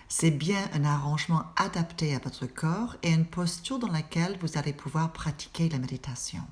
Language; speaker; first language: French; non-native, fluent; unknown